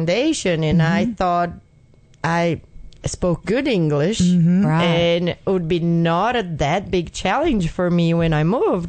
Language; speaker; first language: English; non-native, fluent; Portuguese